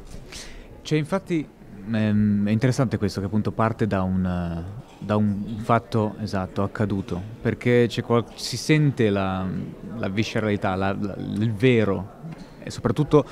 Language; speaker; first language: Italian; native; Italian